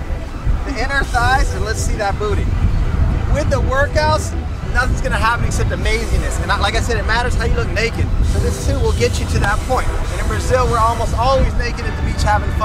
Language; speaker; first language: English; non-native, fluent; Portuguese